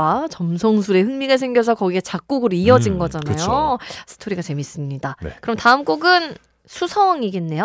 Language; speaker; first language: Korean; native; Korean